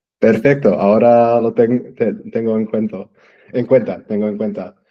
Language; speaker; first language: Spanish; non-native, fluent; English